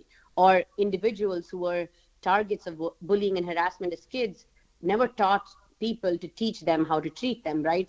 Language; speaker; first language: English; non-native, local second language; Hindi